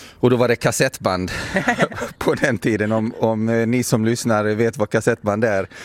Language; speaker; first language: Swedish; non-native, fluent; Hungarian